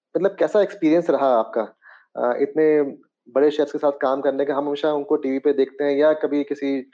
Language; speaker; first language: Hindi; native; Hindi